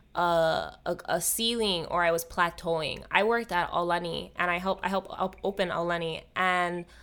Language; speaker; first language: English; native; English